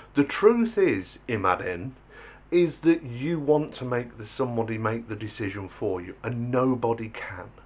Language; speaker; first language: English; native; English